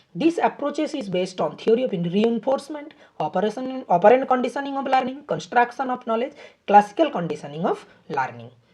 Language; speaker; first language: English; non-native, local second language; Bangla